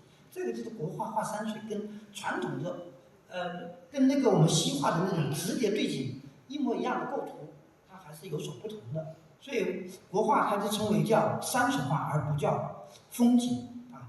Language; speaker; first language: Chinese; native; Chinese